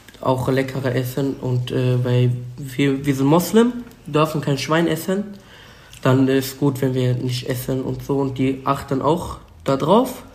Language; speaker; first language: German; non-native, learner; Arabic